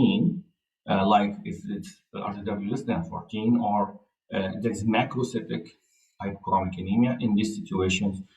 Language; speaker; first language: English; non-native, fluent; Arabic